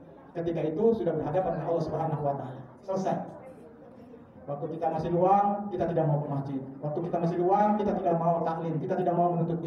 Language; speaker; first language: Indonesian; native; Indonesian